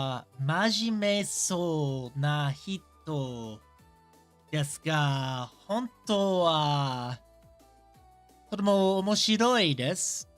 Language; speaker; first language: Japanese; non-native, learner; English